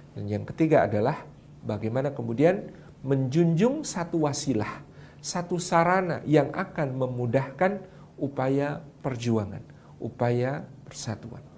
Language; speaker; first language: Indonesian; non-native, local second language; Javanese